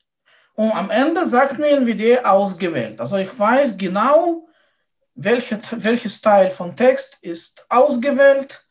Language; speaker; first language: German; non-native, fluent; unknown